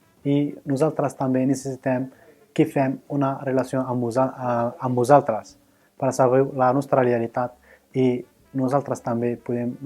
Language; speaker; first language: Catalan; non-native, learner; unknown